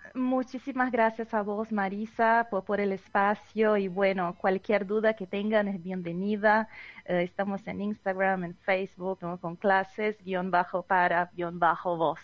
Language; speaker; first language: Spanish; non-native, fluent; Portuguese